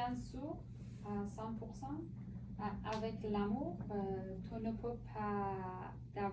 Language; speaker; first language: French; non-native, learner; Persian